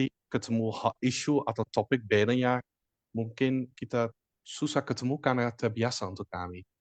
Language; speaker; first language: Indonesian; non-native, fluent; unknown